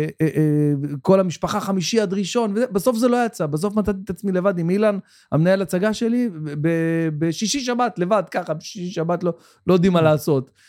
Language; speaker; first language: Hebrew; native; Hebrew